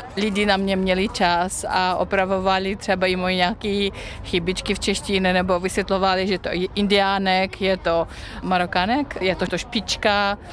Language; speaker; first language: Czech; non-native, fluent; Russian